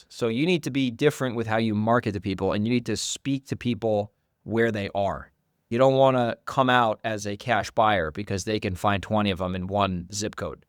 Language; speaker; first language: English; native; English